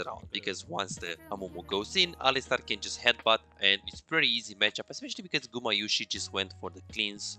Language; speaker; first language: English; non-native, fluent; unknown